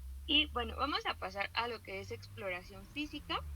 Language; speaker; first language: Spanish; native; Spanish